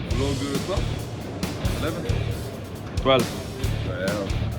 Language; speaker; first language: English; non-native, learner; Polish